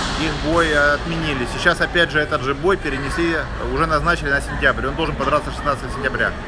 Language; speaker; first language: Russian; native; Russian